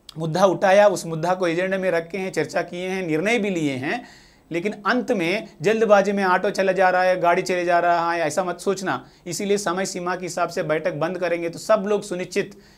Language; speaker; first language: Hindi; non-native, local second language; Telugu